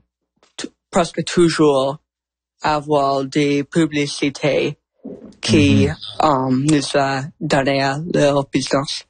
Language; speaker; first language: French; non-native, local second language; English